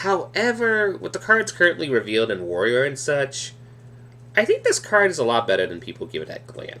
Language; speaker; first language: English; native; English